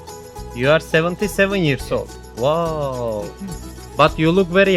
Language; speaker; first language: English; non-native, fluent; Turkish